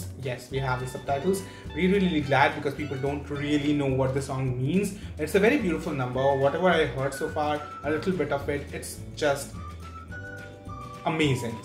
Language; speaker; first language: English; non-native, local second language; Bangla